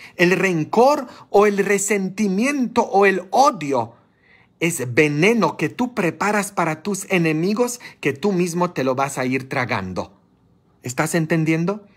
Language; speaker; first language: Spanish; non-native, fluent; Polish